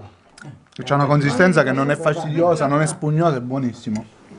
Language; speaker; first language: Italian; native; Italian